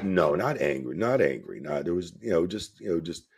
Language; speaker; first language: English; native; English